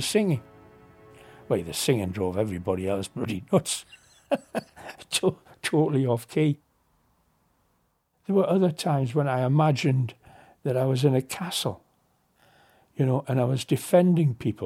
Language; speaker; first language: English; native; English